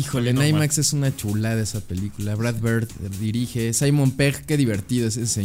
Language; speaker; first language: Spanish; native; Spanish